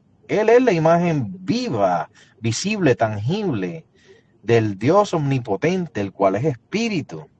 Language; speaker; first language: Spanish; native; Spanish